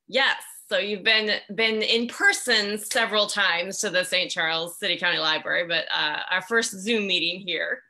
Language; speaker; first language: English; native; English